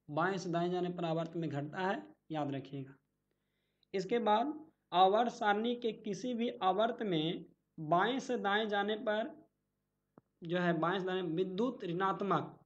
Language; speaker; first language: Hindi; native; Hindi